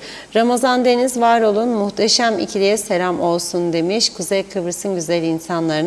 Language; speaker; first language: Turkish; native; Turkish